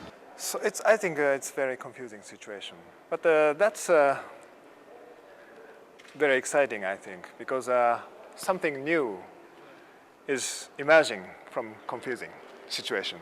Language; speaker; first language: English; non-native, fluent; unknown